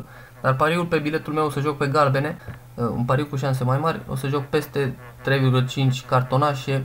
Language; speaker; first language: Romanian; native; Romanian